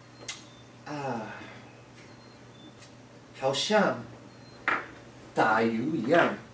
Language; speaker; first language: Chinese; non-native, learner; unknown